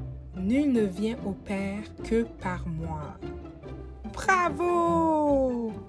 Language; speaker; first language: French; native; French